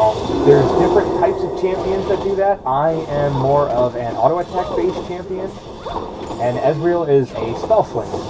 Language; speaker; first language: English; native; English